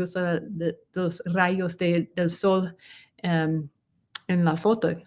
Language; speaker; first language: Spanish; non-native, learner; English